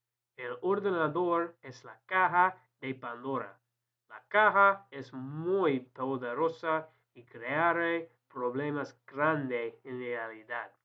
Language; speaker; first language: Spanish; non-native, learner; English